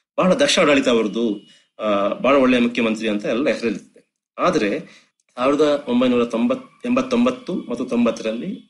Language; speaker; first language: Kannada; native; Kannada